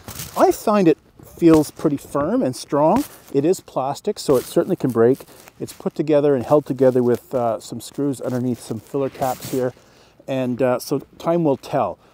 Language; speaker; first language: English; native; English